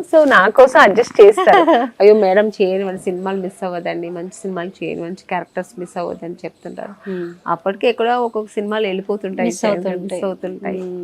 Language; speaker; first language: Telugu; non-native, local second language; Kannada